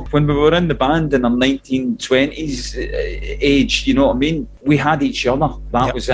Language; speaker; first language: English; native; English